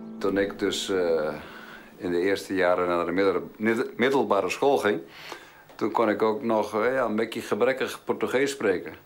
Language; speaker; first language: Dutch; early bilingual, heritage; Dutch